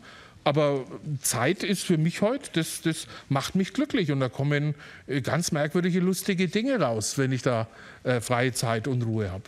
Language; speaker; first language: German; native; German